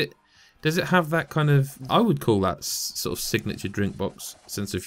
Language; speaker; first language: English; native; English